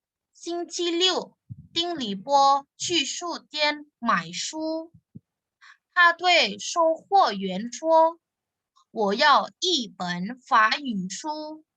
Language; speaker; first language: Chinese; non-native, fluent; Indonesian